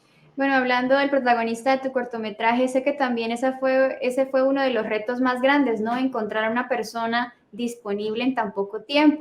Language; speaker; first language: Spanish; native; Spanish